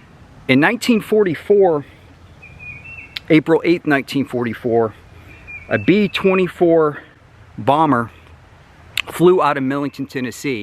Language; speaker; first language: English; native; English